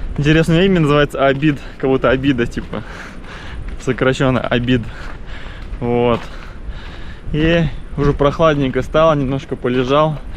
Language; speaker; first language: Russian; native; Russian